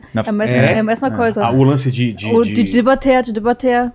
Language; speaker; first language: Portuguese; non-native, fluent; German